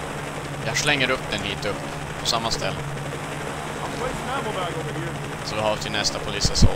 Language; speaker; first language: Swedish; native; Swedish